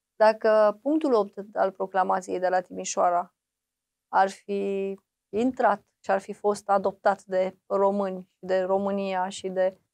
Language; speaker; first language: Romanian; native; Romanian